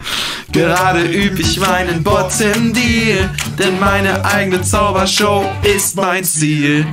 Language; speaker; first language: German; native; German